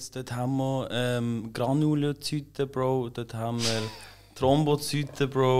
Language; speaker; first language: German; native; German